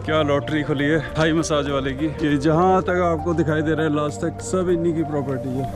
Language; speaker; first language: Hindi; native; Hindi